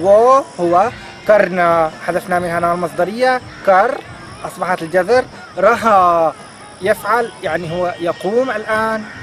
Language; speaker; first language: Arabic; native; Arabic